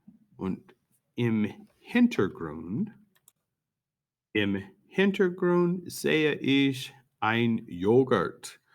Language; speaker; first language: German; non-native, fluent; English